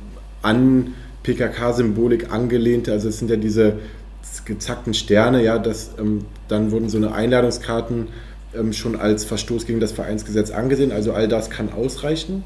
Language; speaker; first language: German; native; German